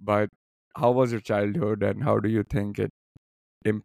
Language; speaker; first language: English; non-native, local second language; Urdu